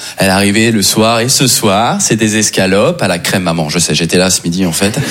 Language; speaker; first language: French; native; French